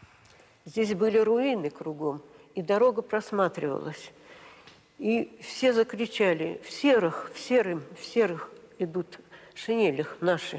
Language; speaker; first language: Russian; native; Russian